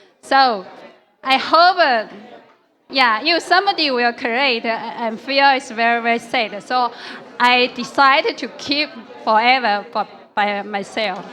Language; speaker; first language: English; non-native, learner; Chinese